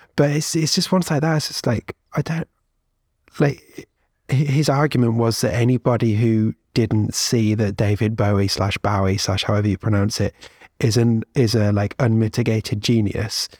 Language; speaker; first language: English; native; English